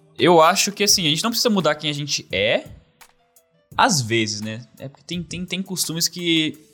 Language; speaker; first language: Portuguese; native; Portuguese